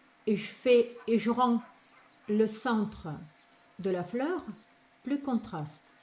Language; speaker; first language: French; non-native, fluent; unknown